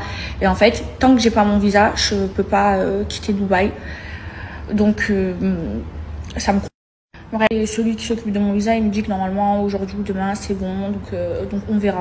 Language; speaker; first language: French; native; French